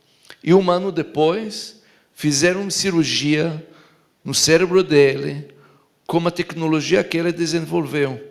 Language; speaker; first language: Portuguese; non-native, fluent; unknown